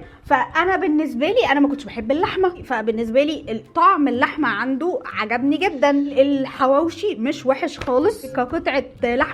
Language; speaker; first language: Arabic; native; Arabic